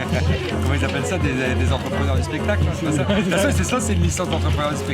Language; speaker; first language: French; native; French